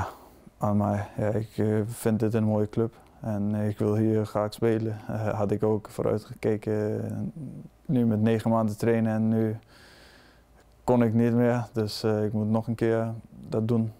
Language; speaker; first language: Dutch; non-native, fluent; Danish